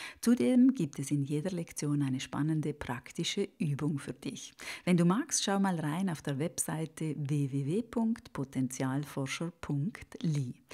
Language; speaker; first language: German; native; German